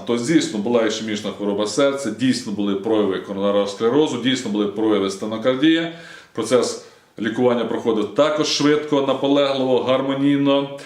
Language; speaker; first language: Ukrainian; native; Ukrainian